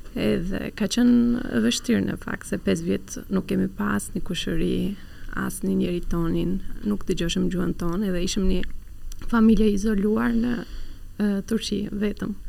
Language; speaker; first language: Albanian; early bilingual, heritage; Albanian